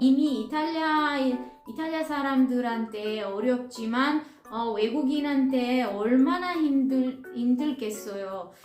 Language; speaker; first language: Korean; non-native, fluent; Italian